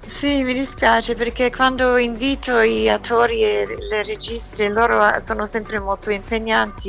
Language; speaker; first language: Italian; early bilingual, heritage; English